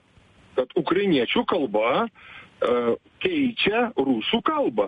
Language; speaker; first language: Lithuanian; native; Lithuanian